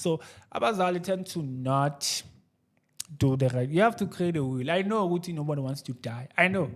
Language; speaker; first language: English; non-native, local second language; Zulu